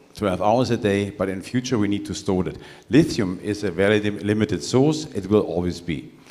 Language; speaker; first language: English; non-native, fluent; German